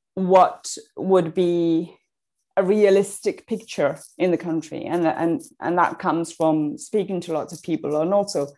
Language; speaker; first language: English; non-native, fluent; Persian